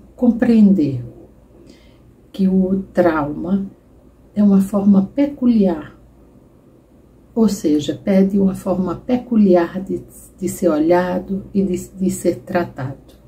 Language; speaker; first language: Portuguese; native; Portuguese